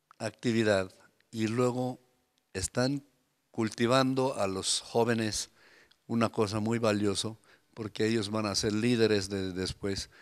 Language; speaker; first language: Spanish; non-native, fluent; Korean